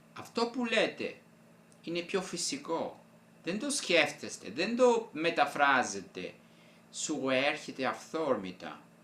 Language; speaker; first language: Greek; non-native, fluent; Italian